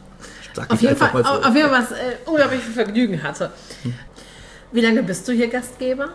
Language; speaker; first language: German; native; German